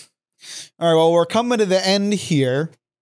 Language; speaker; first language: English; native; English